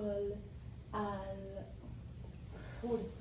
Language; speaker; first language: Arabic; non-native, learner; English